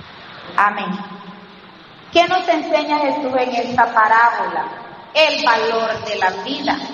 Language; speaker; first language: Spanish; native; Spanish